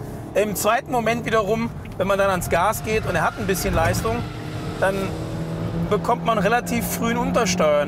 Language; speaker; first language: German; native; German